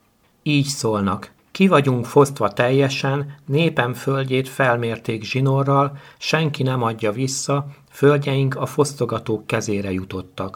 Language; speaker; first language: Hungarian; native; Hungarian